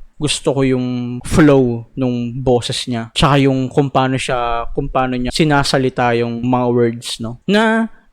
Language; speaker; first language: Filipino; native; Filipino